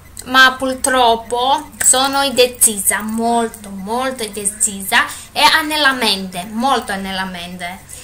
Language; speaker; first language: Italian; non-native, learner; Greek